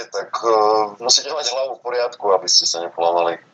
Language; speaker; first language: Slovak; native; Slovak